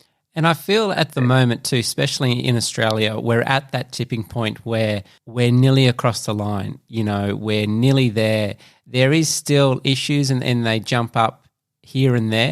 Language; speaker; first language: English; native; English